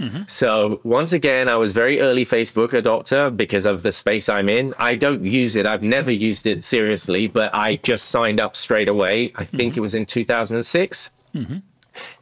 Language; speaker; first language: English; non-native, local second language; Akan